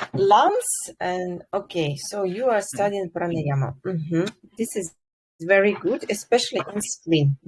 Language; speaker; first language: English; non-native, fluent; Russian